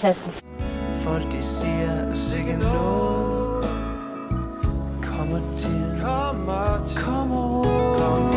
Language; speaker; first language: Danish; native; Danish